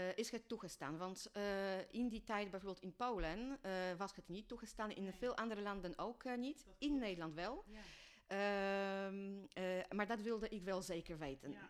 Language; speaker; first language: Dutch; non-native, fluent; Polish